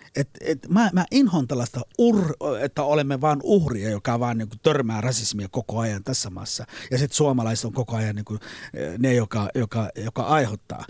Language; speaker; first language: Finnish; non-native, fluent; Somali